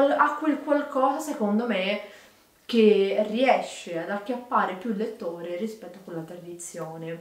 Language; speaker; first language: Italian; native; Italian